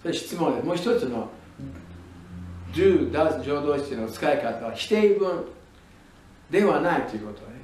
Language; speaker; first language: Japanese; non-native, fluent; English